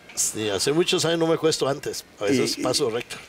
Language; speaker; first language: Spanish; native; Spanish